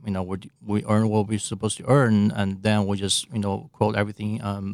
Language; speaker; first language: English; non-native, fluent; Chinese